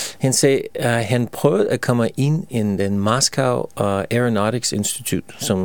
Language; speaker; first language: Danish; non-native, fluent; Russian